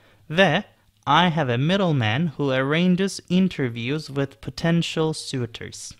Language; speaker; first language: English; non-native, fluent; Turkish